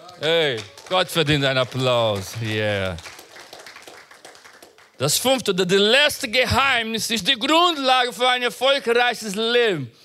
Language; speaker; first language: German; non-native, fluent; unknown